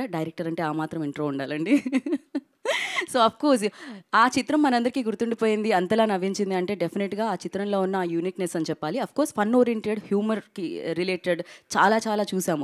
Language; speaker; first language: Telugu; native; Telugu